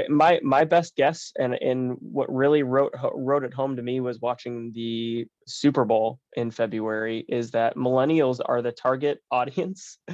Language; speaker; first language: English; native; English